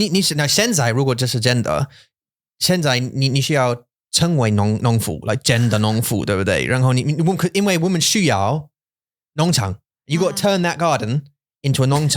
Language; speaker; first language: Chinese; non-native, fluent; English